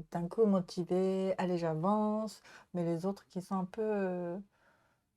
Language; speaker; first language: French; non-native, learner; Japanese